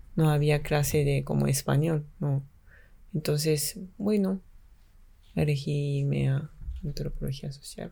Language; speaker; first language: Spanish; non-native, fluent; Japanese